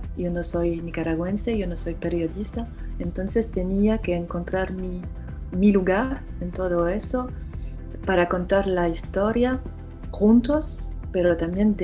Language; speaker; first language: Spanish; non-native, fluent; French